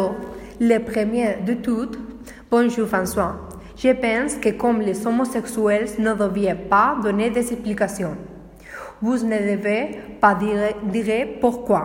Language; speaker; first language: French; non-native, learner; Spanish